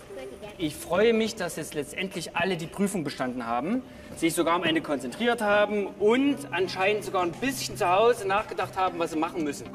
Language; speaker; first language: German; native; German